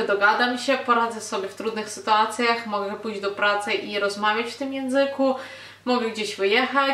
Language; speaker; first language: Polish; non-native, fluent; Ukrainian